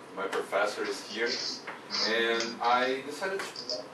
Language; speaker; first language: English; non-native, fluent; Portuguese